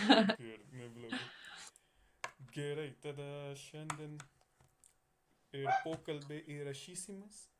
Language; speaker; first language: Lithuanian; non-native, learner; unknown